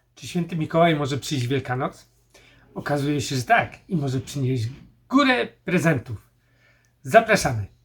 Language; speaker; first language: Polish; native; Polish